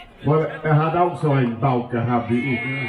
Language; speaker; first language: German; non-native, learner; English